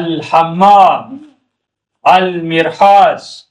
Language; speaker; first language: Arabic; non-native, fluent; Urdu